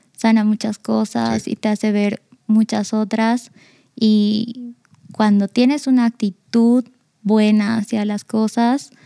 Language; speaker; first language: Spanish; native; Spanish